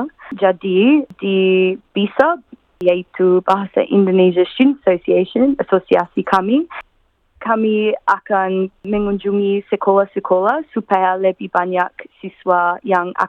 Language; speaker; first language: Indonesian; non-native, fluent; English